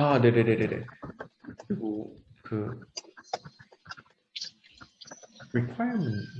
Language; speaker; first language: Korean; non-native, fluent; Indonesian